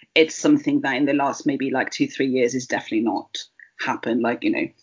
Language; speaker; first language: English; early bilingual, heritage; Spanish